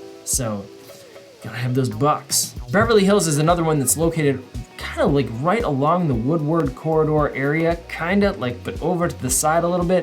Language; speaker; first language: English; native; English